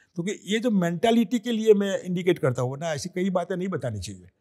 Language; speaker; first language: Hindi; non-native, local second language; Gujarati